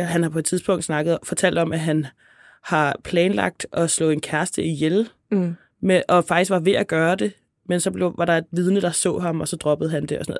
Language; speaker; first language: Danish; native; Danish